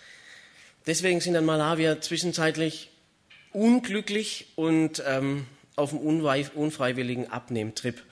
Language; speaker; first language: German; native; German